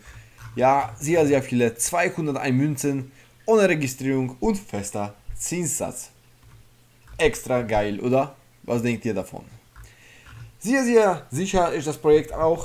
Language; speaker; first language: German; non-native, fluent; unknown